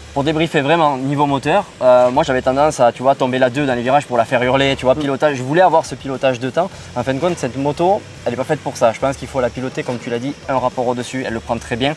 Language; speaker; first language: French; native; French